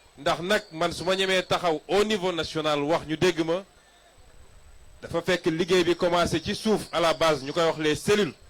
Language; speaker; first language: Wolof; non-native, local second language; Serer